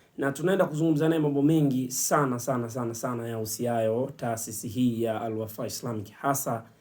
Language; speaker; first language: Swahili; native; Swahili